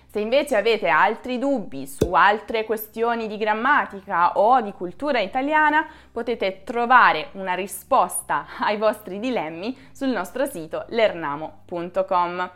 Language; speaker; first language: Italian; native; Italian